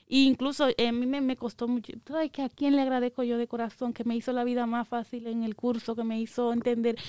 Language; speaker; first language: Spanish; native; Spanish